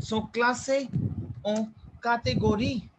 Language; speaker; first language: French; non-native, fluent; Hindi